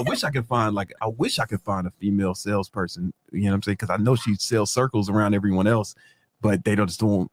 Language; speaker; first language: English; non-native, fluent; Italian